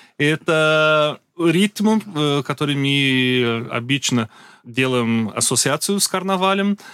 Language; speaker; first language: Russian; non-native, learner; Portuguese